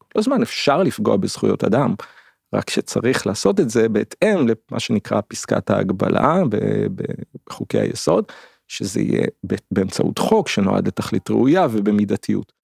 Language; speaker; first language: Hebrew; native; Hebrew